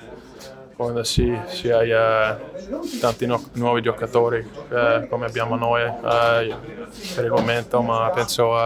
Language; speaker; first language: Italian; non-native, learner; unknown